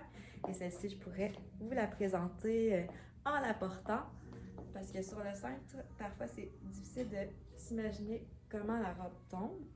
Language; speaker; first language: French; native; French